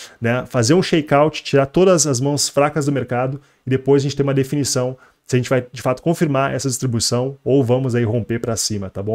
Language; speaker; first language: Portuguese; native; Portuguese